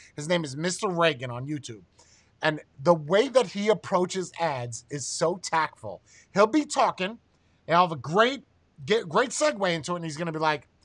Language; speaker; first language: English; native; English